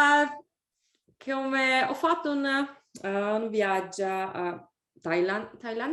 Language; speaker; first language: Italian; non-native, learner; English